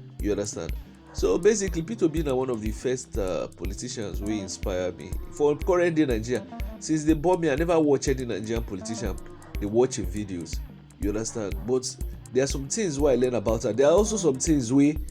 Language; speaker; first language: Nigerian Pidgin; non-native, local second language; Igbo